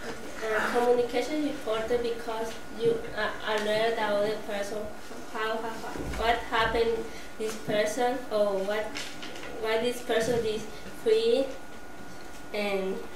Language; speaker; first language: English; non-native, learner; Spanish